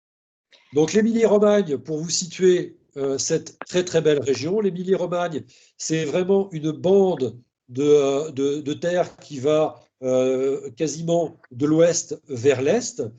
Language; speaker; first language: French; native; French